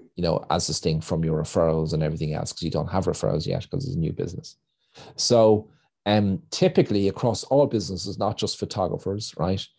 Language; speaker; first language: English; native; English